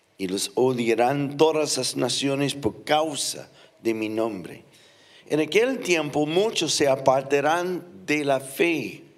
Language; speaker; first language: Spanish; non-native, fluent; English